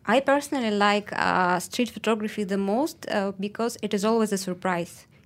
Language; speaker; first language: English; non-native, fluent; Russian